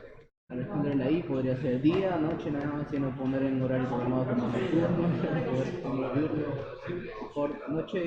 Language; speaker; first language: Spanish; native; Spanish